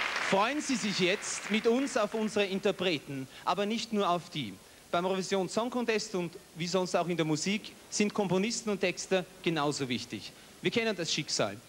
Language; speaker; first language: German; native; German